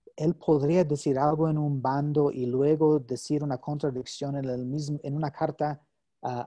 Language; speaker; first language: Spanish; non-native, fluent; English